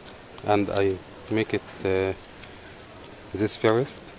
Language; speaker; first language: English; non-native, learner; Arabic